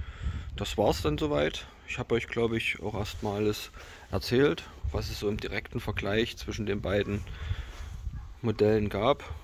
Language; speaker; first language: German; native; German